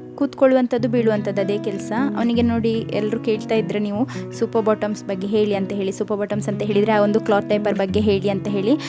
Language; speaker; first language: Kannada; non-native, local second language; Konkani